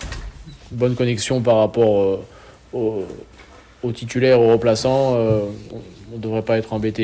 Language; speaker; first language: French; native; French